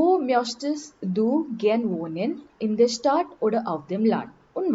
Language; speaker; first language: German; non-native, learner; Marathi